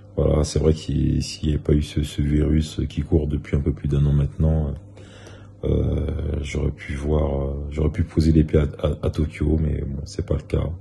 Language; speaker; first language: French; native; French